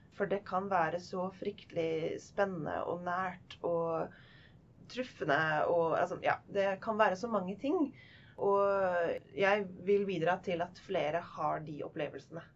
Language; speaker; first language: Norwegian; non-native, fluent; English